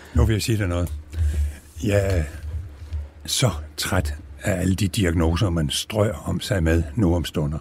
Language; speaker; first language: Danish; native; Danish